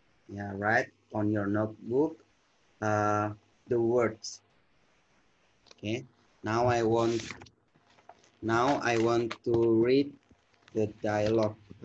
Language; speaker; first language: English; non-native, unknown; Indonesian